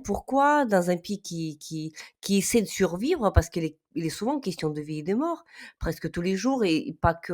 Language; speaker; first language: French; non-native, fluent; Ukrainian